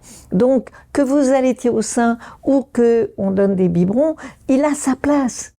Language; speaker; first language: French; native; French